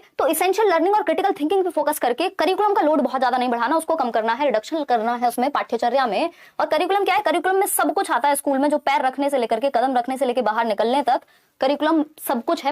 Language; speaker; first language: Hindi; native; Hindi